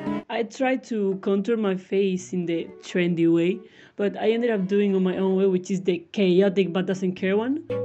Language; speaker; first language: English; non-native, fluent; Spanish